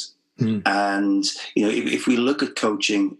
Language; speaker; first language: English; native; English